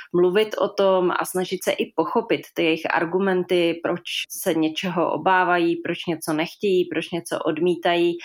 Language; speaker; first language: Czech; native; Czech